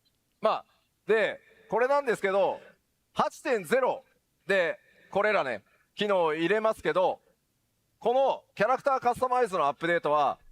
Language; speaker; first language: Japanese; native; Japanese